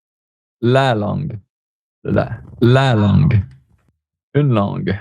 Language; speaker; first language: French; native; French